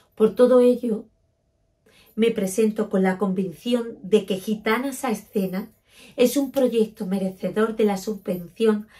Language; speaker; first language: Spanish; native; Spanish